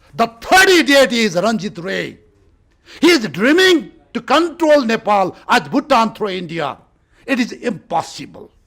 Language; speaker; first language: English; non-native, local second language; Nepali